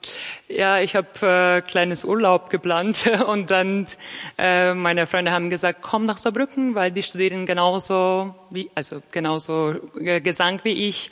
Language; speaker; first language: German; non-native, fluent; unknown